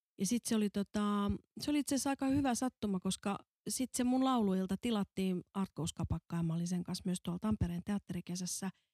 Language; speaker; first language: Finnish; native; Finnish